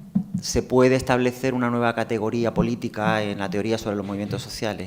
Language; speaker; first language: Spanish; native; Spanish